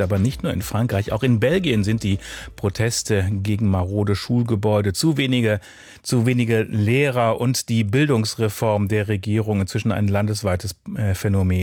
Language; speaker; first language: German; native; German